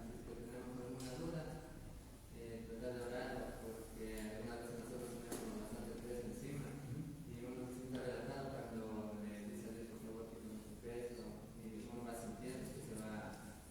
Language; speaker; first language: Spanish; native; Spanish